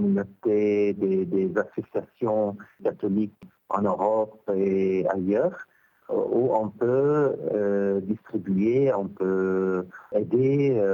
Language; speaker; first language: French; non-native, local second language; Arabic